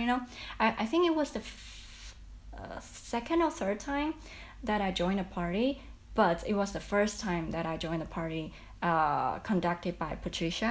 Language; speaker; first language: English; non-native, fluent; Chinese